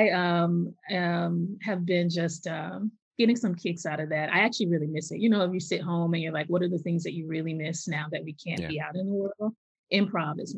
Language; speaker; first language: English; native; English